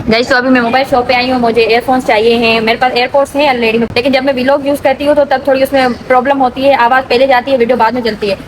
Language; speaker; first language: Urdu; non-native, local second language; Sindhi